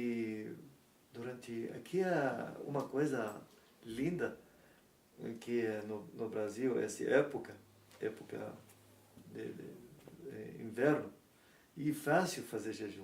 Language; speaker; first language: Portuguese; non-native, learner; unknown